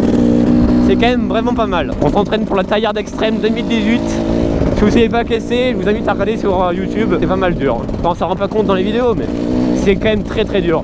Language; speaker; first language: French; native; French